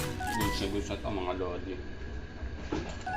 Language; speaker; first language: Filipino; native; Filipino